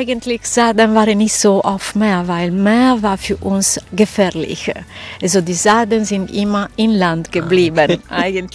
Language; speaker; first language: German; non-native, fluent; Italian